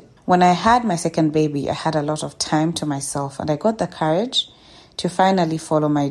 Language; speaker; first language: English; non-native, local second language; Ganda